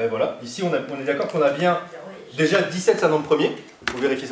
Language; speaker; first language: French; native; French